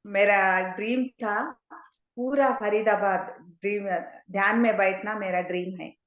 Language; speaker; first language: Hindi; non-native, local second language; Telugu